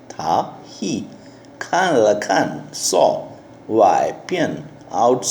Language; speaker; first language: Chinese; non-native, learner; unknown